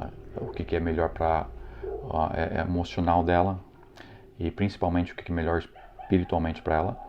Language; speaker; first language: Portuguese; non-native, fluent; English